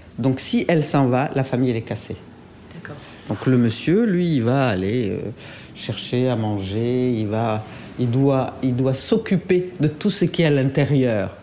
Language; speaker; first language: French; non-native, local second language; Rundi